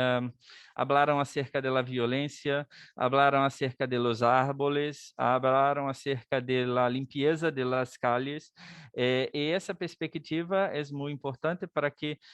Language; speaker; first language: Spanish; non-native, learner; Portuguese